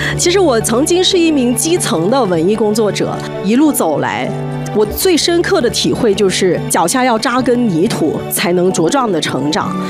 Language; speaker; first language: Chinese; non-native, local second language; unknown